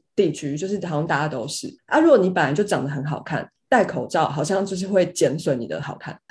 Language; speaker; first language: Chinese; native; Chinese